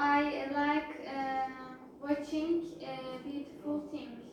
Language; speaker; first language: English; non-native, learner; Turkish